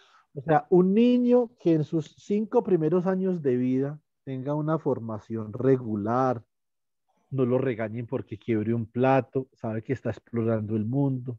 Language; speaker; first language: Spanish; native; Spanish